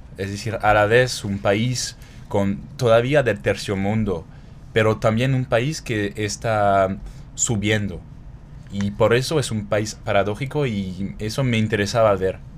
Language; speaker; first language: Spanish; non-native, fluent; French